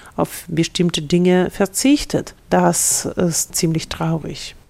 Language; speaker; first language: German; non-native, fluent; Ukrainian